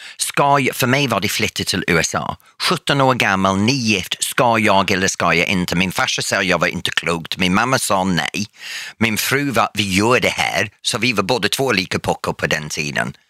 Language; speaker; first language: Swedish; non-native, fluent; English